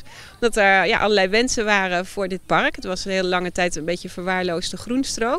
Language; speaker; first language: Dutch; native; Dutch